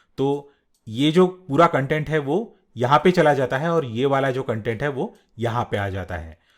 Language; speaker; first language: Hindi; non-native, local second language; Marathi